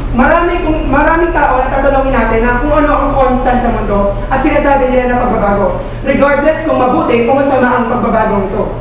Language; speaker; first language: Filipino; non-native, local second language; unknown